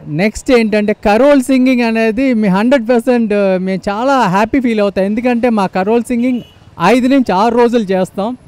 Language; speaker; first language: Telugu; non-native, local second language; Malayalam